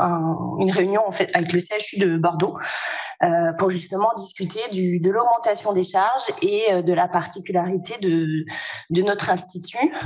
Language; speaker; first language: French; native; French